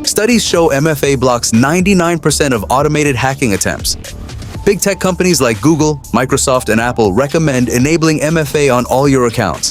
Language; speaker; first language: English; native; English